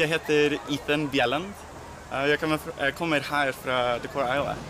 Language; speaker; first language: Norwegian; non-native, learner; English